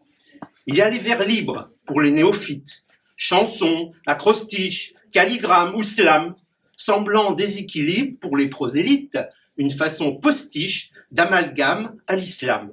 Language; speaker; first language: French; native; French